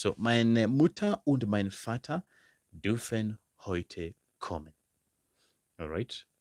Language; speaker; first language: German; non-native, fluent; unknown